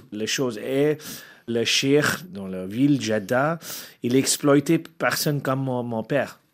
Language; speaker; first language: French; non-native, learner; Arabic